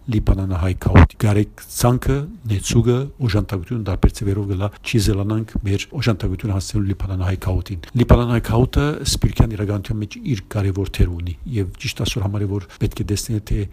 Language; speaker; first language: Armenian; early bilingual, heritage; Arabic